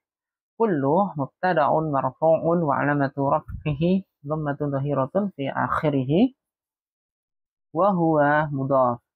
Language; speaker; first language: Arabic; non-native, fluent; Indonesian